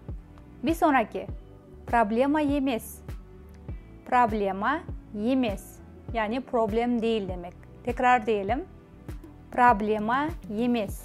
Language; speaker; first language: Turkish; non-native, fluent; Kazakh